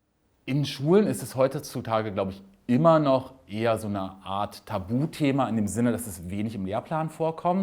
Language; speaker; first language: German; native; German